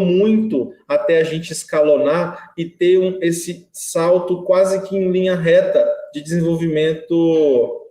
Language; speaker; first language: Portuguese; native; Portuguese